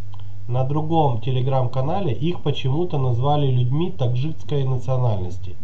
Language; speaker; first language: Russian; native; Russian